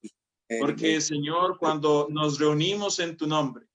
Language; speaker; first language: Spanish; native; Spanish